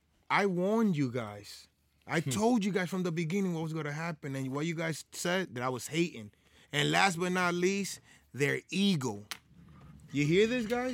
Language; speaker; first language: English; early bilingual, other home language; Spanish